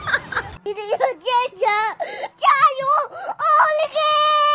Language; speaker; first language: Chinese; native; Chinese